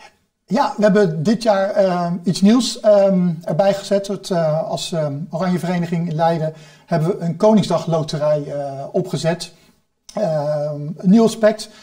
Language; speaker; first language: Dutch; native; Dutch